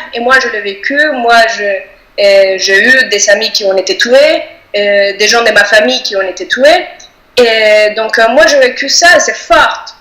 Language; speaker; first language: French; non-native, fluent; Spanish